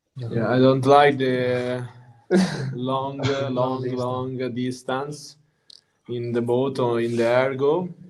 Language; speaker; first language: English; non-native, learner; Italian